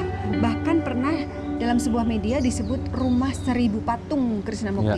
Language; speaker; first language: Indonesian; native; Indonesian